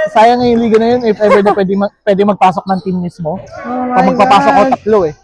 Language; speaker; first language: Filipino; native; Filipino